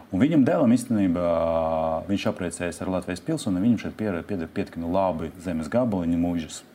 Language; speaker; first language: Latvian; non-native, local second language; Russian